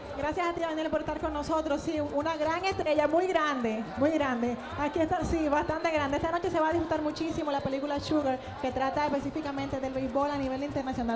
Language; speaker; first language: Spanish; native; Spanish